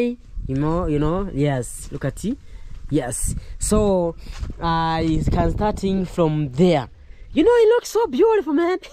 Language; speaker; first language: English; non-native, learner; Swahili